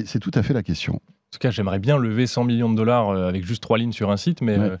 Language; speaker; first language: French; native; French